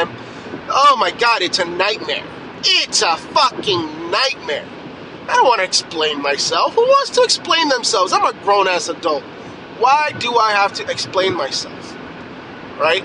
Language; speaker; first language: English; native; English